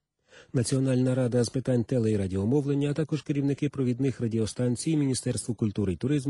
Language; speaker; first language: Ukrainian; native; Ukrainian